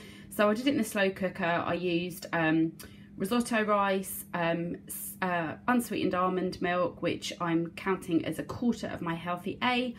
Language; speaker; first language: English; native; English